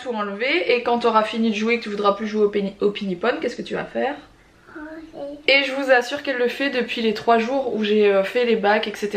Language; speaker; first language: French; native; French